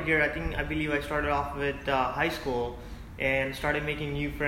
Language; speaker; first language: English; non-native, local second language; Hindi